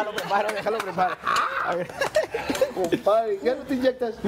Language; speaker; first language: Spanish; native; Spanish